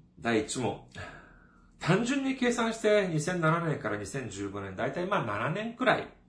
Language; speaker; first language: Japanese; non-native, fluent; Korean